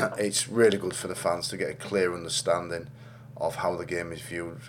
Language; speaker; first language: English; native; English